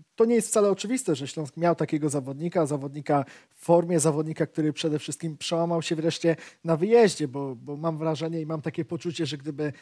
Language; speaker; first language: Polish; native; Polish